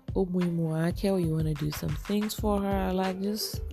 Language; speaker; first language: English; non-native, local second language; Swahili